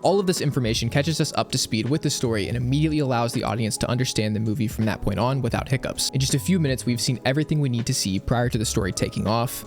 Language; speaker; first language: English; native; English